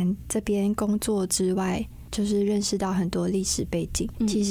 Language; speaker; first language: Chinese; non-native, local second language; Cantonese